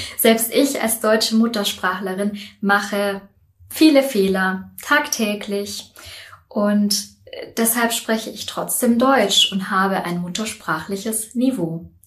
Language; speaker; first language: German; native; German